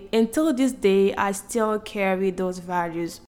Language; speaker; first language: English; non-native, fluent; French